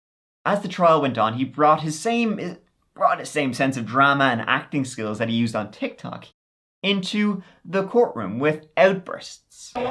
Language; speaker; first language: English; native; English